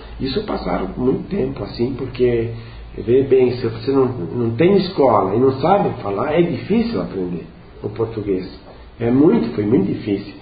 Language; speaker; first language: Portuguese; non-native, local second language; Venetian